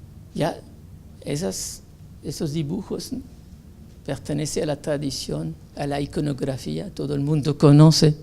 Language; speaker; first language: Spanish; non-native, fluent; French